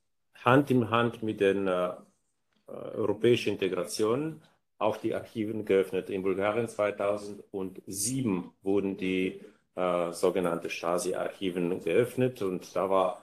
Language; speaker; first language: German; non-native, fluent; Bulgarian